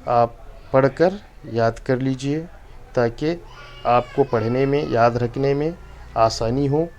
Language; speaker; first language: Urdu; non-native, local second language; Kannada